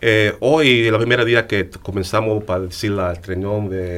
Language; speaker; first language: Spanish; early bilingual, heritage; English